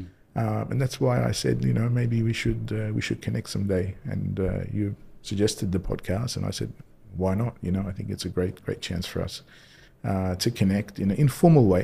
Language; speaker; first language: English; native; English